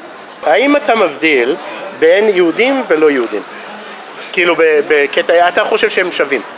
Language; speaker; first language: Hebrew; non-native, fluent; English